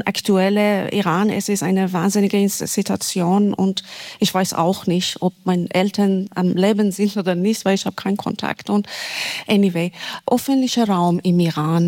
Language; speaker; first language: German; non-native, fluent; Persian